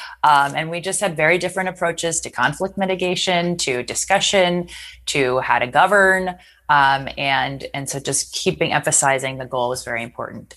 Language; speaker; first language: English; native; English